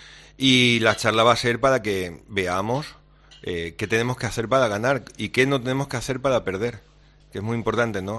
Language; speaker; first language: Spanish; native; Spanish